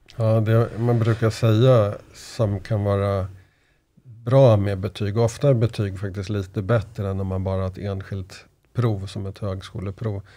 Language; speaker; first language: Swedish; native; Swedish